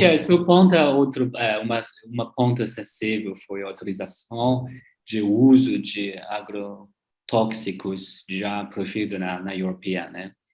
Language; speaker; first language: Portuguese; non-native, learner; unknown